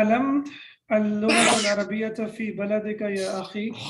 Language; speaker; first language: Arabic; non-native, fluent; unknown